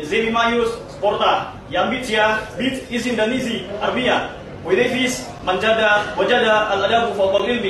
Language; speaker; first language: Russian; non-native, learner; Indonesian